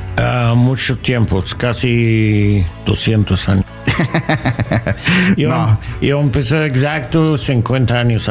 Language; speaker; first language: Spanish; non-native, learner; English